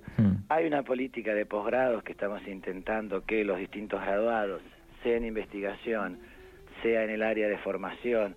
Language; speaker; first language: Spanish; native; Spanish